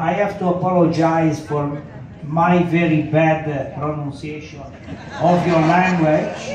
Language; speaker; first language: English; non-native, fluent; Italian